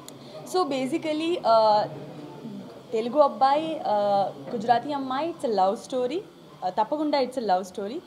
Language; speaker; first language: Telugu; non-native, learner; Gujarati